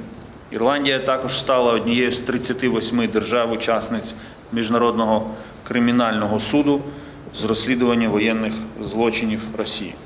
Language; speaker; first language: Ukrainian; native; Ukrainian